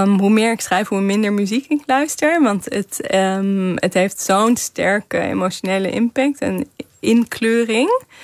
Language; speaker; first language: Dutch; early bilingual, other home language; Kazakh